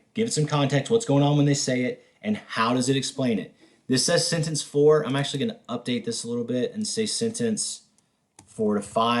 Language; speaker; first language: English; native; English